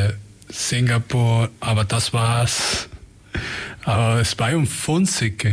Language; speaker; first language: German; non-native, learner; Spanish